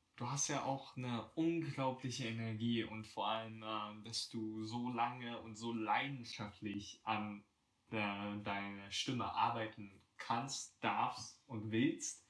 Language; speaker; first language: German; native; German